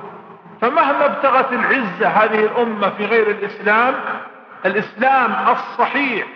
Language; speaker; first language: Arabic; native; Arabic